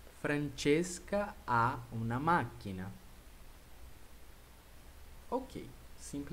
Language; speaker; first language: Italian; non-native, fluent; Portuguese